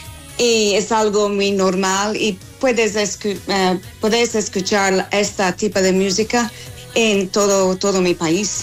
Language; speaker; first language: Spanish; non-native, fluent; English